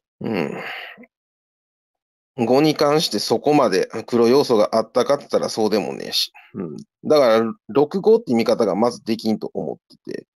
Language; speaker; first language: Japanese; native; Japanese